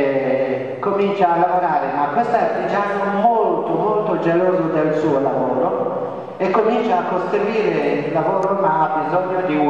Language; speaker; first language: Italian; non-native, fluent; Central Kurdish